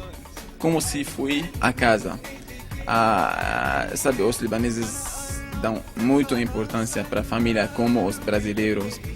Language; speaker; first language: Portuguese; non-native, fluent; Arabic